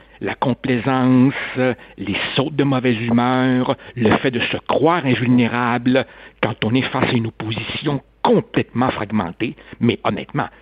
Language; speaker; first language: French; native; French